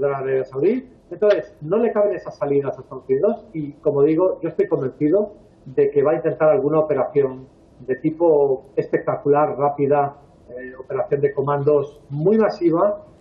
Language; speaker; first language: Spanish; native; Spanish